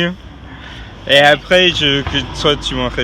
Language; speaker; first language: French; non-native, fluent; English